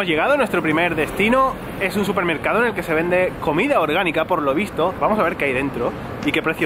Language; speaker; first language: Spanish; native; Spanish